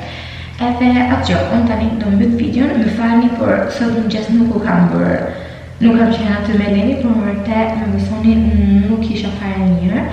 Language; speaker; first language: Albanian; early bilingual, heritage; Albanian